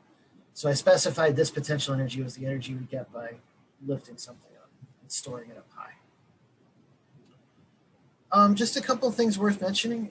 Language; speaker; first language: English; native; English